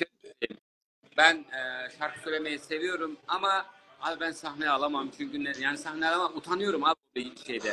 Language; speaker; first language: Turkish; native; Turkish